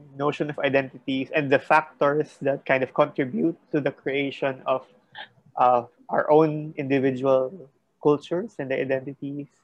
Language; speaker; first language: English; non-native, local second language; Filipino